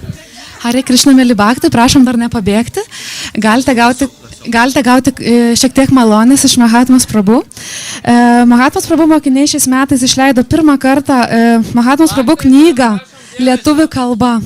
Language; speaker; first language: Lithuanian; native; Lithuanian